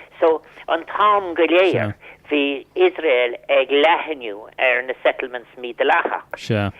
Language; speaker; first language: Irish; non-native, local second language; English